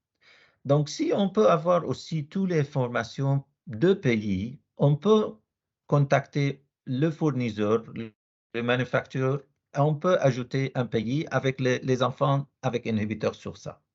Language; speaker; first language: French; non-native, learner; Arabic